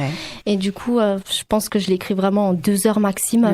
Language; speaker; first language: French; native; French